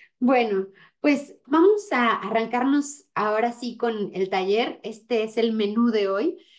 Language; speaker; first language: Spanish; native; Spanish